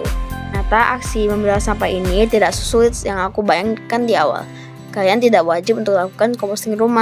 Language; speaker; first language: Indonesian; native; Indonesian